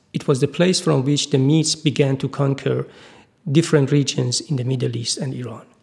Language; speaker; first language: English; non-native, fluent; Persian